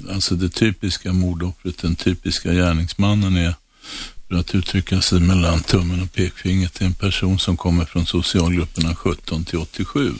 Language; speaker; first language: Swedish; native; Swedish